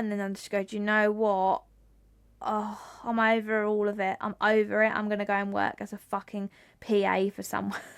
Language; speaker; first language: English; native; English